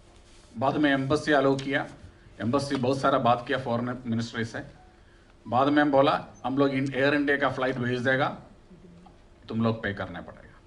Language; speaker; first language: Hindi; non-native, local second language; Malayalam